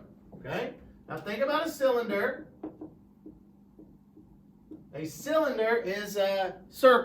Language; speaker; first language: English; native; English